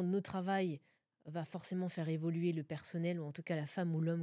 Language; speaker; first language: French; native; French